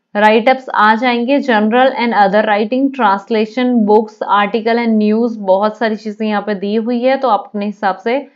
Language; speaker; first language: Hindi; native; Hindi